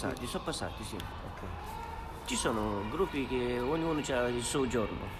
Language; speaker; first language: Italian; non-native, fluent; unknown